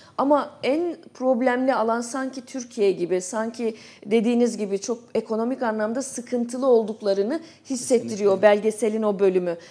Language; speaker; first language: Turkish; native; Turkish